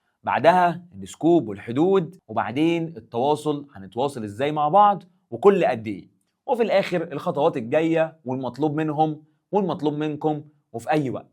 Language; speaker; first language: Arabic; native; Arabic